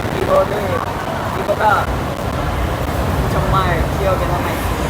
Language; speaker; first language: Korean; non-native, learner; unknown